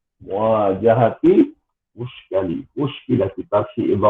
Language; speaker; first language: Arabic; non-native, fluent; Malay